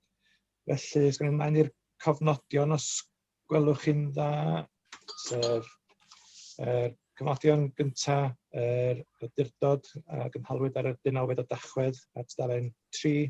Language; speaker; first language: Welsh; native; Welsh